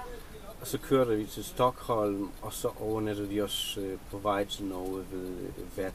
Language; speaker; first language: Danish; non-native, fluent; Polish